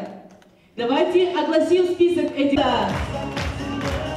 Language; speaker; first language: Russian; native; Russian